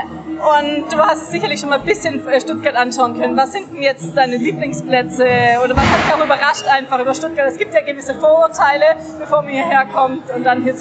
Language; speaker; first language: German; native; German